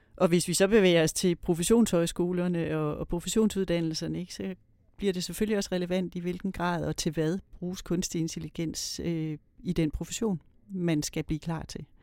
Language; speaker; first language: Danish; native; Danish